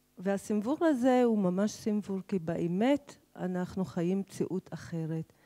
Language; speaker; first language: Hebrew; non-native, local second language; Arabic